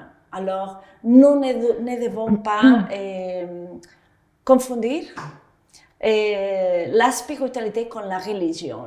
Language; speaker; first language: French; non-native, fluent; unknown